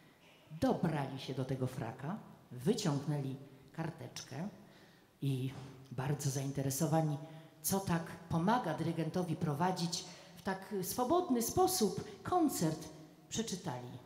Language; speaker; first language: Polish; native; Polish